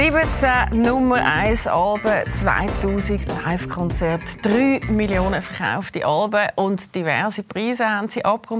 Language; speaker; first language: German; native; German